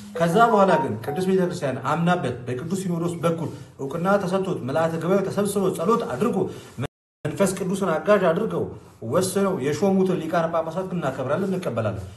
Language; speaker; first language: Amharic; non-native, local second language; Oromo